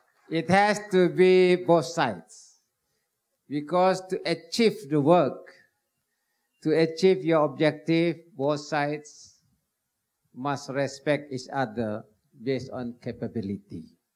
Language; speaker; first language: English; non-native, local second language; Malay